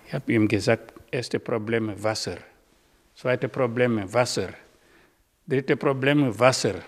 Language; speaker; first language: German; non-native, learner; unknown